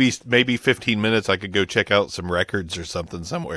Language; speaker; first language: English; native; English